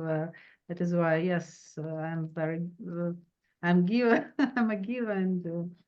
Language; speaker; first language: English; non-native, learner; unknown